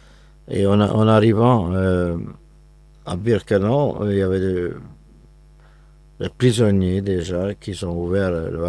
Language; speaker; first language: French; non-native, fluent; Hungarian